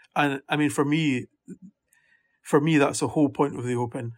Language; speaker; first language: English; native; English